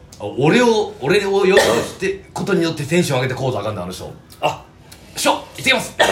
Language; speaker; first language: Japanese; native; Japanese